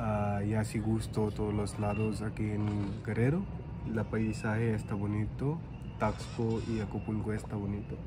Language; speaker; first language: Spanish; non-native, learner; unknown